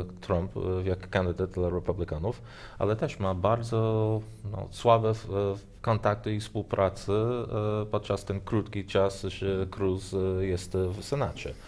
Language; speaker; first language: Polish; non-native, learner; English